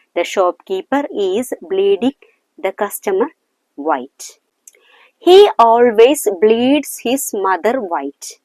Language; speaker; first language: English; non-native, local second language; Malayalam